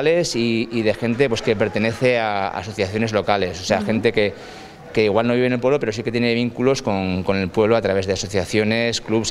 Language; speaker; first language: Spanish; native; Spanish